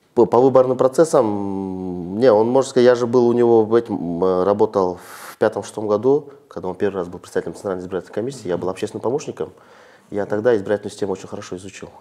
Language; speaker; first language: Russian; non-native, local second language; Kyrgyz